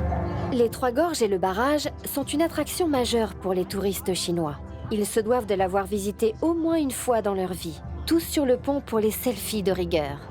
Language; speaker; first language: French; native; French